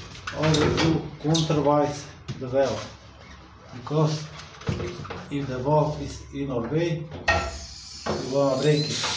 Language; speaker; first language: English; non-native, learner; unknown